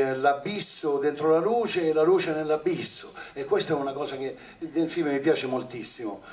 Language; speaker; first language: Italian; native; Italian